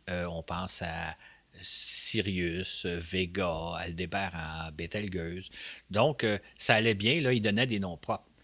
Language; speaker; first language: French; native; French